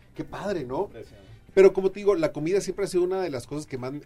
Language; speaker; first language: Spanish; native; Spanish